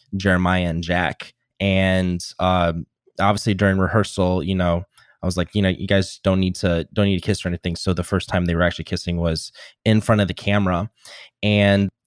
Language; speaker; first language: English; native; English